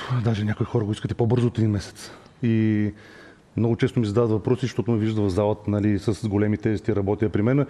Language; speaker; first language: Bulgarian; native; Bulgarian